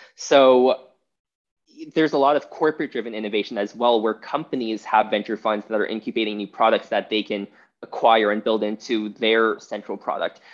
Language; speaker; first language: English; non-native, fluent; Chinese